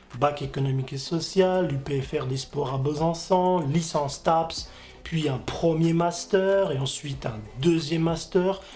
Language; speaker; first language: French; non-native, fluent; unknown